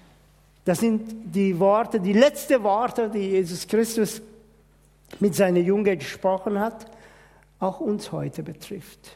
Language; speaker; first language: German; non-native, fluent; Persian